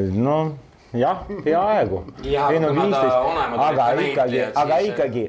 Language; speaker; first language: Estonian; non-native, fluent; Russian